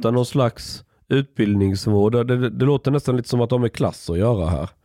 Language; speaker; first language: Swedish; early bilingual, other home language; Persian